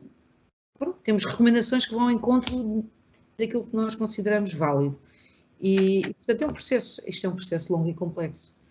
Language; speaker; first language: Portuguese; native; Portuguese